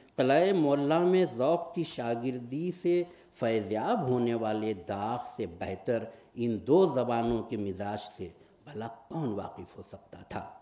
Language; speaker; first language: Urdu; native; Urdu